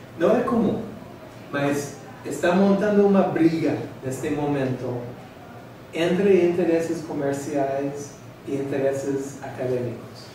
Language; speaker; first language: Portuguese; non-native, learner; English